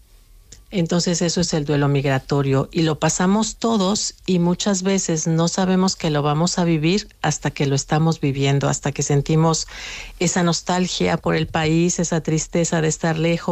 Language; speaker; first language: Spanish; native; Spanish